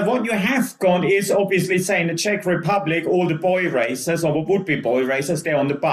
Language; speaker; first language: English; non-native, fluent; German